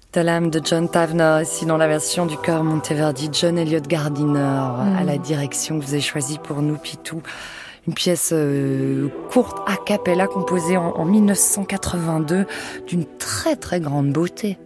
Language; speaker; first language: French; native; French